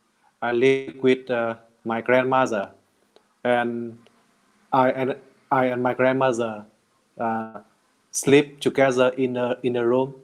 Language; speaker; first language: English; non-native, learner; Vietnamese